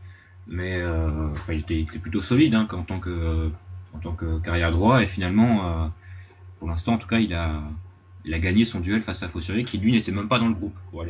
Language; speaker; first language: French; native; French